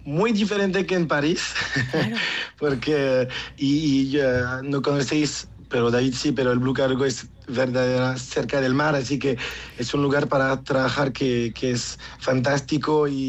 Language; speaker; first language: Spanish; non-native, learner; French